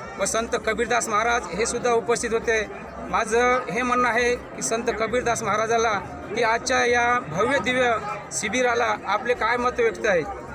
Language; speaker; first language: Marathi; non-native, local second language; Lambadi